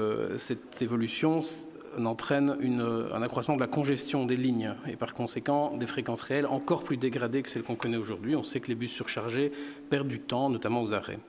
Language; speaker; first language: French; native; French